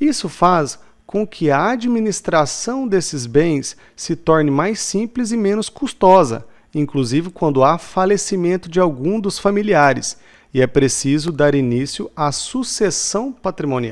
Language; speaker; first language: Portuguese; native; Portuguese